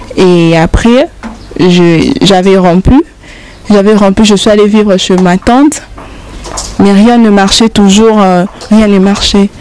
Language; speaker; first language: French; non-native, local second language; Lingala